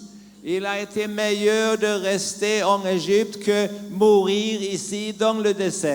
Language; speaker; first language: French; non-native, learner; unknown